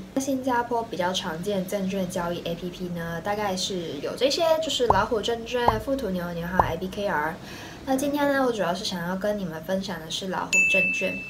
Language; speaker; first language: Chinese; native; Chinese